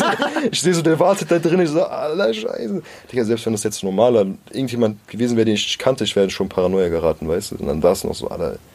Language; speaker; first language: German; native; German